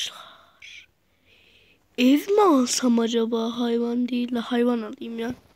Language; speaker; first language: Turkish; native; Turkish